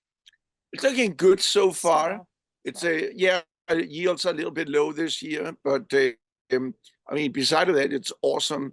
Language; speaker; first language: English; non-native, fluent; Danish